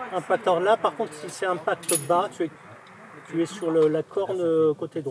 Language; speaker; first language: French; native; French